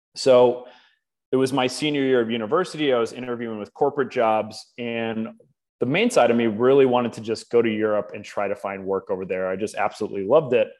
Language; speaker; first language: English; native; English